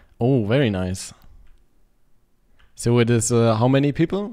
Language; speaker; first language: English; non-native, learner; German